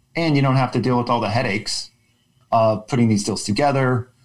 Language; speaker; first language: English; native; English